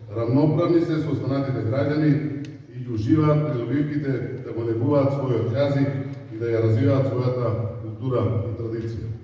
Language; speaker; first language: Macedonian; native; Macedonian